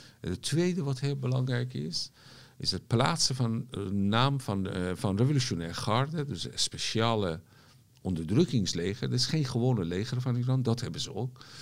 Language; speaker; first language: Dutch; non-native, fluent; Persian